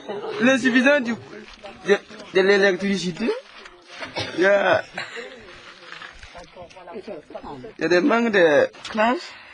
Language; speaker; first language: French; non-native, local second language; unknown